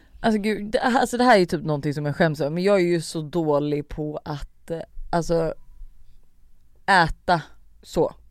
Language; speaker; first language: Swedish; native; Swedish